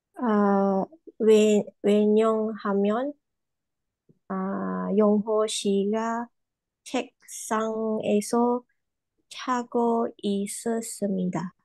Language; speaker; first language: Korean; non-native, learner; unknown